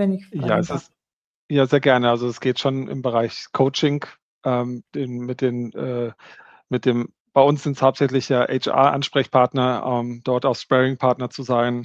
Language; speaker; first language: German; native; German